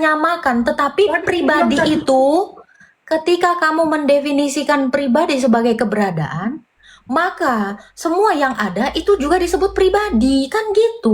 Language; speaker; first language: Indonesian; native; Indonesian